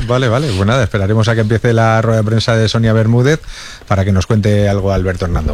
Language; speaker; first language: Spanish; native; Spanish